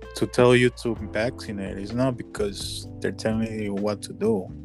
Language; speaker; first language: English; non-native, fluent; Spanish